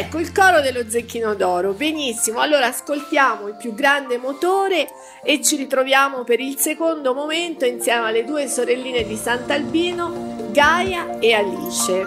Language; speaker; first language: Italian; native; Italian